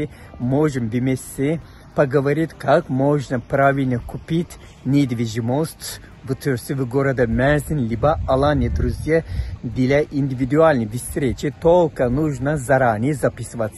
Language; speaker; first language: Russian; non-native, fluent; Turkish